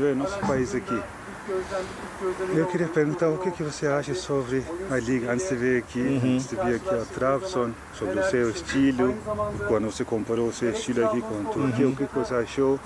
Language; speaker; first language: Portuguese; non-native, learner; Turkish